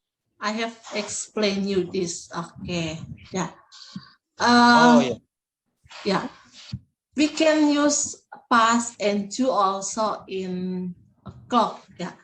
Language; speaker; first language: English; non-native, fluent; Indonesian